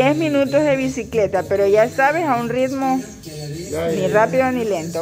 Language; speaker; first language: Spanish; native; Spanish